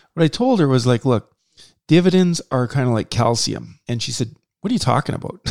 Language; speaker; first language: English; native; English